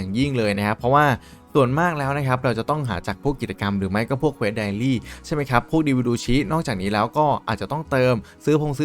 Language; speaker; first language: Thai; native; Thai